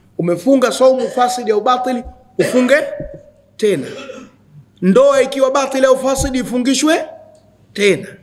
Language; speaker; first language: Swahili; native; Swahili